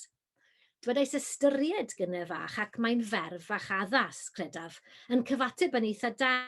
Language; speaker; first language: Welsh; native; Welsh